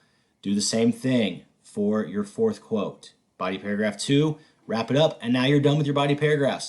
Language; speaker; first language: English; native; English